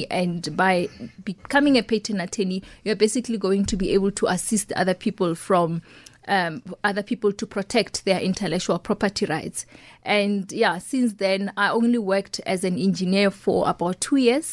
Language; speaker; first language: English; non-native, local second language; Northern Sotho